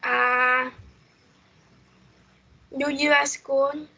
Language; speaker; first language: English; non-native, learner; Vietnamese